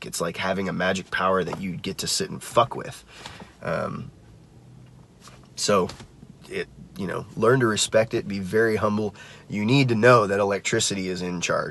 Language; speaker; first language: English; native; English